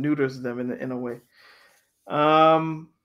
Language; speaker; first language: English; native; English